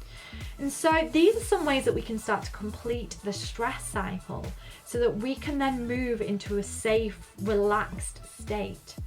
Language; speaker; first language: English; native; English